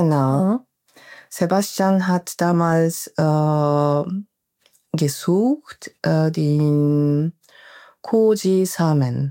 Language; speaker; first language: German; non-native, fluent; Japanese